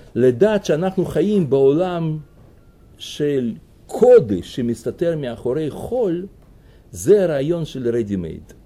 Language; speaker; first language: Hebrew; non-native, fluent; Russian